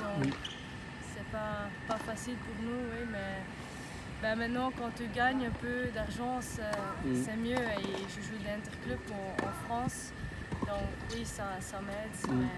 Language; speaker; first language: French; non-native, local second language; Dutch